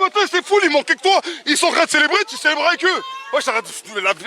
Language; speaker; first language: French; native; French